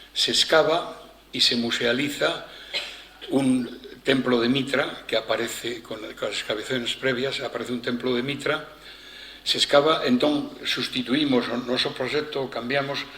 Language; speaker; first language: Galician; non-native, local second language; Spanish